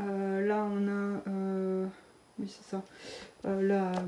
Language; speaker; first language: French; native; French